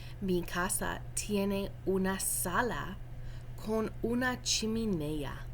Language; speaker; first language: Spanish; non-native, fluent; English